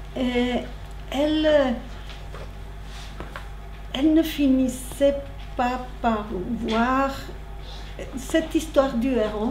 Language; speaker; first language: French; non-native, learner; Spanish